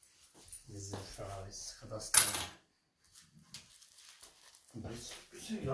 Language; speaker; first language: German; non-native, learner; Dutch